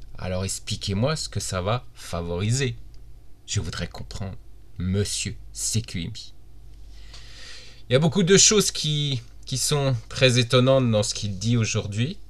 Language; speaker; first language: French; native; French